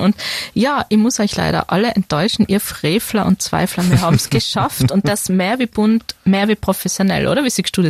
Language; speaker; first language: German; native; German